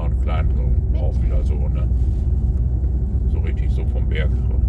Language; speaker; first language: German; native; German